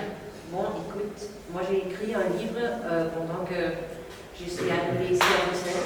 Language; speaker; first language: French; non-native, local second language; Dutch